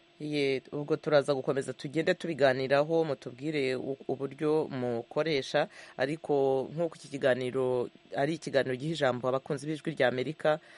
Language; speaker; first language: Kinyarwanda; native; Kinyarwanda